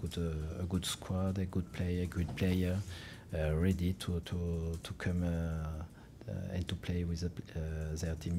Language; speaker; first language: English; non-native, fluent; French